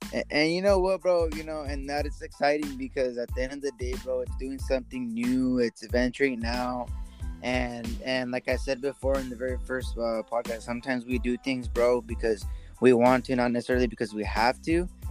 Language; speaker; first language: English; native; English